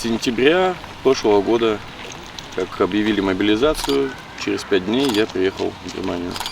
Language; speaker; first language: Russian; native; Russian